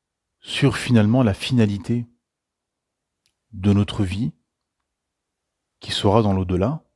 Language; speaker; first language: French; native; French